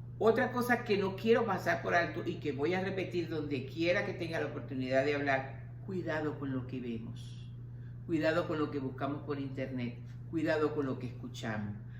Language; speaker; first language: Spanish; native; Spanish